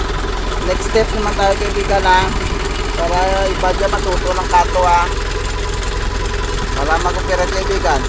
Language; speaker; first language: Filipino; non-native, local second language; Cebuano